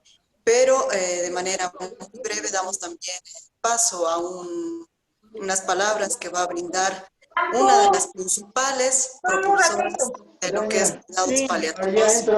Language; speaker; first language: Spanish; native; Spanish